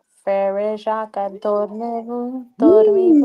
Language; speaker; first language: French; non-native, learner; English